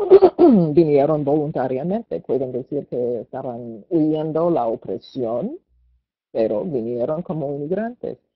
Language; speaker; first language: Spanish; non-native, fluent; English